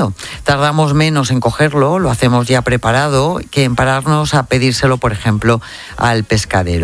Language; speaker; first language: Spanish; native; Spanish